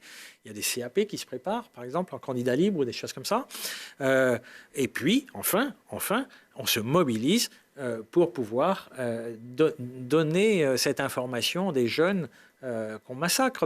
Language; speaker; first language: French; native; French